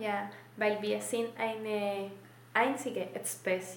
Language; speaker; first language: German; non-native, learner; Spanish